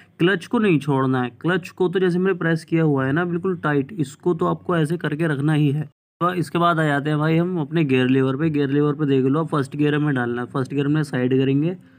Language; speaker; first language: Hindi; native; Hindi